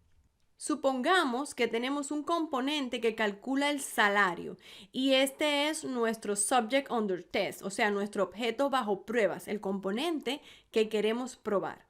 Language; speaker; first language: Spanish; native; Spanish